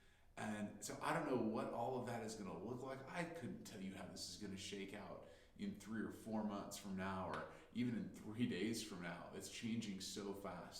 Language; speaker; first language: English; native; English